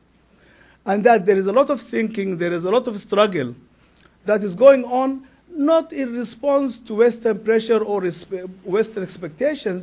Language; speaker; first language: English; non-native, fluent; Arabic